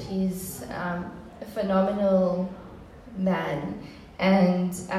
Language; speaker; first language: English; native; English